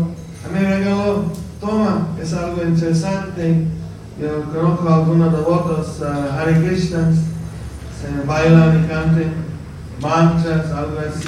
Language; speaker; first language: Spanish; non-native, fluent; English